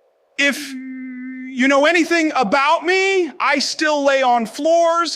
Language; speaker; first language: English; native; English